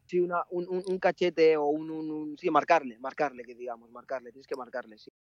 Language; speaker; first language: Spanish; early bilingual, other home language; Mandingo